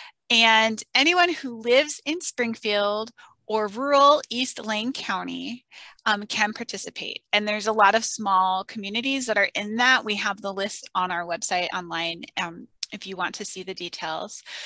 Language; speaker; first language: English; native; English